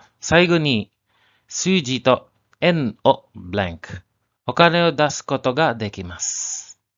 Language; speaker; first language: Japanese; non-native, learner; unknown